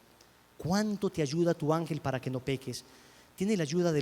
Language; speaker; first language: Spanish; native; Spanish